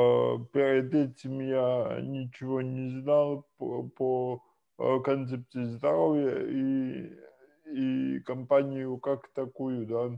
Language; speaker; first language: Russian; non-native, local second language; Latvian